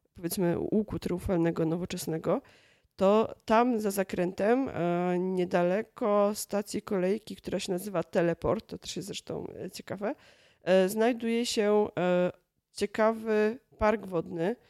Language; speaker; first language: Polish; native; Polish